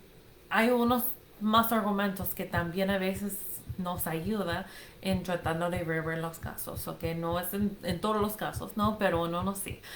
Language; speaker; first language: Spanish; non-native, fluent; English